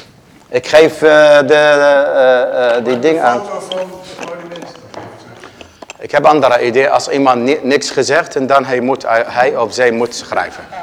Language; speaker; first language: Dutch; non-native, learner; Arabic